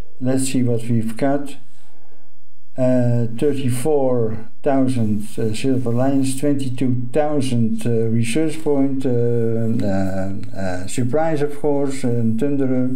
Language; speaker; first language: English; non-native, fluent; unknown